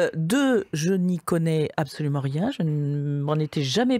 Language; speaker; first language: French; native; French